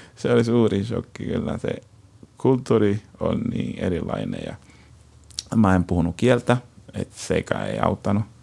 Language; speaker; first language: Finnish; non-native, fluent; Spanish